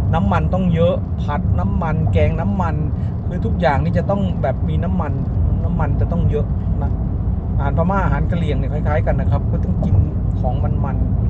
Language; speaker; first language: Thai; native; Thai